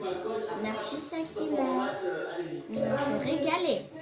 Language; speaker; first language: French; native; French